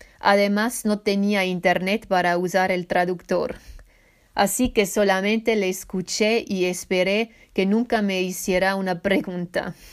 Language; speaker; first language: Spanish; non-native, fluent; Swiss German